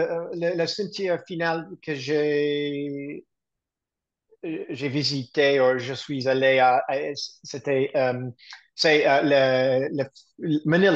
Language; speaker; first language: French; non-native, learner; English